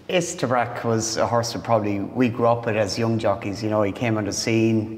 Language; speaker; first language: English; native; English